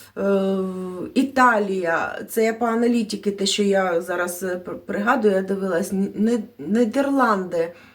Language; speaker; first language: Ukrainian; non-native, local second language; Russian